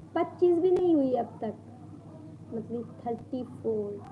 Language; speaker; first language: Hindi; non-native, local second language; Bangla